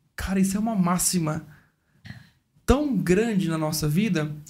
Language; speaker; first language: Portuguese; native; Portuguese